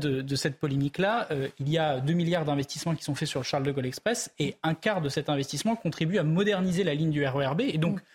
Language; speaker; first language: French; native; French